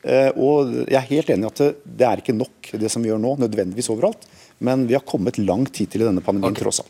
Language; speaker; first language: Norwegian; native; Norwegian